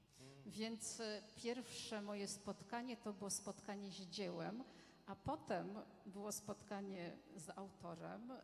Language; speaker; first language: Polish; non-native, fluent; French